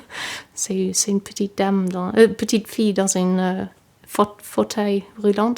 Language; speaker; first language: French; non-native, fluent; English